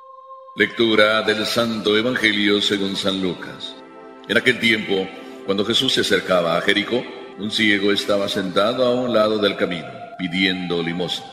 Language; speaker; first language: Spanish; native; Spanish